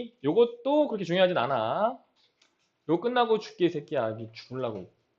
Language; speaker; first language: Korean; native; Korean